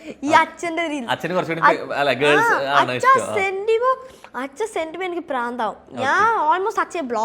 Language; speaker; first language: Malayalam; early bilingual, heritage; Malayalam